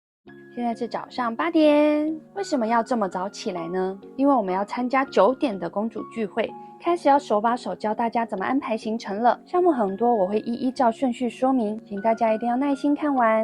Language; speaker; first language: Chinese; native; Chinese